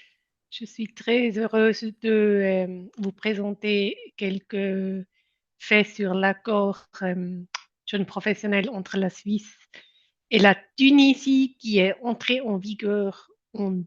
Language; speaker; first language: French; non-native, local second language; German